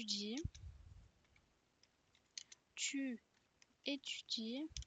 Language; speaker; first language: French; non-native, fluent; Spanish